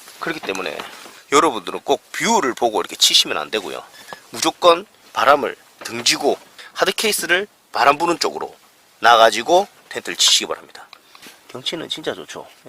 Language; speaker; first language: Korean; native; Korean